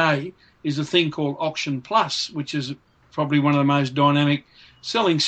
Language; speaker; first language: English; native; English